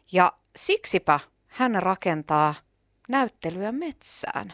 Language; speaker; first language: Finnish; native; Finnish